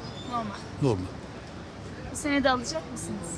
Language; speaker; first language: Turkish; native; Turkish